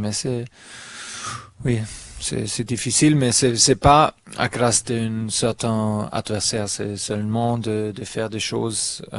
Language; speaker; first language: French; non-native, fluent; German